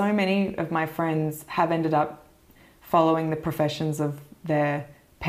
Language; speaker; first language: English; native; English